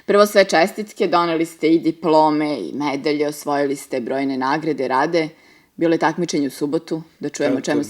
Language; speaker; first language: Serbian; native; Serbian